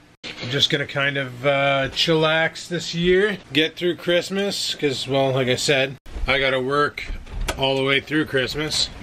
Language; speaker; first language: English; native; English